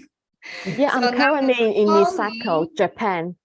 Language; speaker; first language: English; non-native, fluent; Cantonese